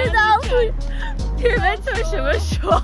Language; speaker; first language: Chinese; non-native, learner; English